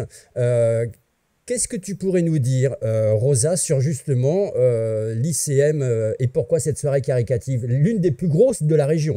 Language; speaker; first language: French; native; French